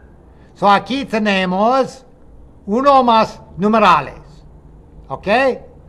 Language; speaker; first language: Spanish; non-native, fluent; English